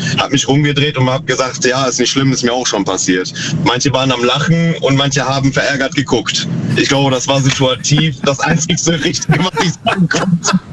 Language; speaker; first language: German; native; German